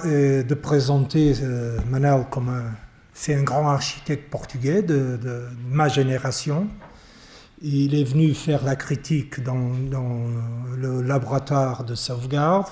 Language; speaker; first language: French; non-native, fluent; Portuguese